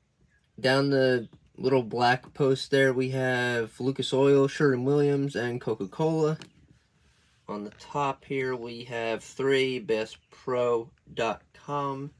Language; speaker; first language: English; native; English